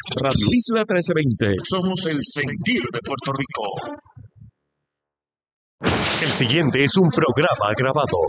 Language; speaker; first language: Spanish; native; Spanish